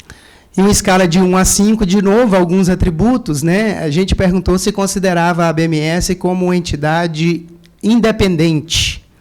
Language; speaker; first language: Portuguese; native; Portuguese